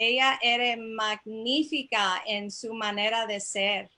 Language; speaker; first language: Spanish; non-native, fluent; English